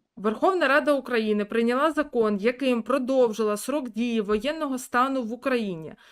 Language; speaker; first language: Ukrainian; native; Ukrainian